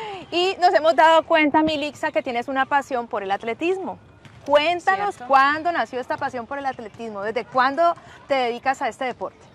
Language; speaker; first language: Spanish; native; Spanish